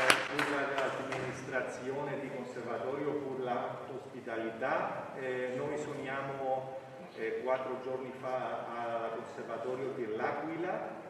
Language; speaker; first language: Italian; non-native, learner; Greek